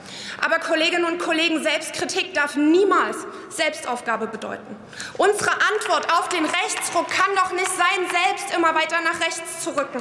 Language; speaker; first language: German; early bilingual, other home language; Arabic